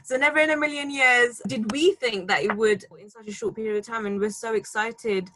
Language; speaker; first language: English; native; English